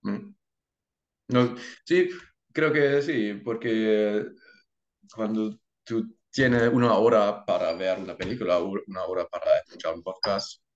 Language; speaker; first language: Spanish; non-native, learner; German